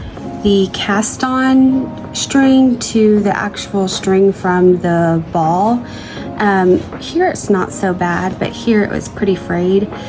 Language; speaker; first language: English; native; English